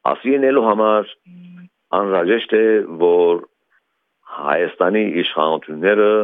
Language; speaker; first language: Armenian; early bilingual, heritage; Armenian